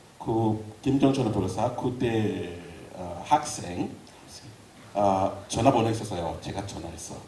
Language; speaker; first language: Korean; non-native, learner; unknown